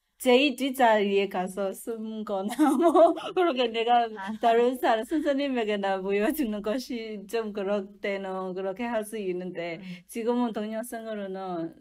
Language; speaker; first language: Korean; non-native, learner; Burmese